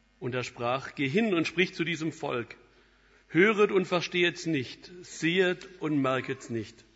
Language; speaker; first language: German; native; German